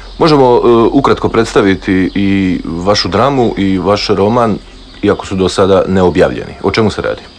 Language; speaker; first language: Croatian; native; Croatian